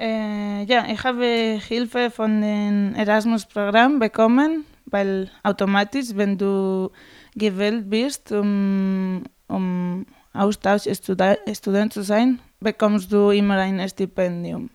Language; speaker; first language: German; non-native, fluent; Spanish